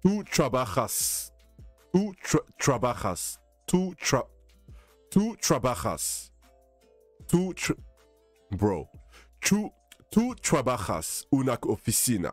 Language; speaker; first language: Spanish; non-native, learner; English